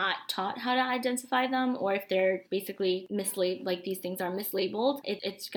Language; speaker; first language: English; early bilingual, other home language; Bangla